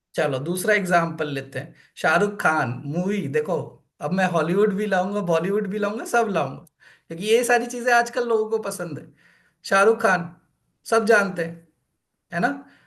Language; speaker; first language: Hindi; native; Hindi